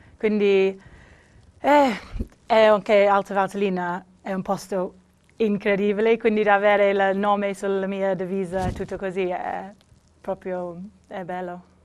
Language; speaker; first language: Italian; non-native, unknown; English